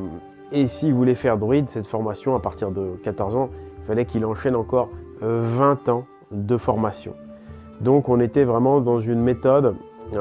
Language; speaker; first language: French; native; French